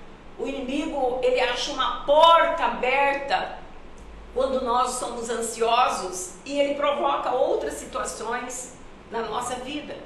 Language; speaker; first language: Portuguese; native; Portuguese